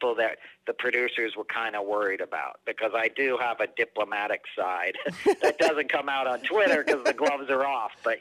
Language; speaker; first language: English; native; English